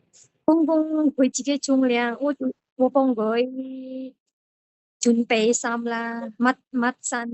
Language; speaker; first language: Cantonese; non-native, learner; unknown